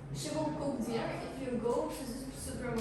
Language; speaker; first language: English; non-native, learner; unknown